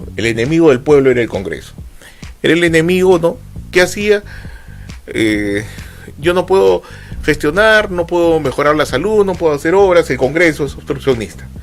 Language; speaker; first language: Spanish; native; Spanish